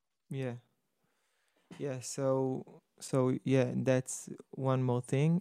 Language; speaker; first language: English; non-native, fluent; Hebrew